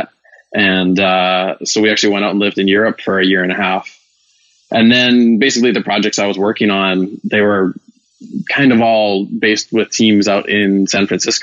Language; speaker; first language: English; native; English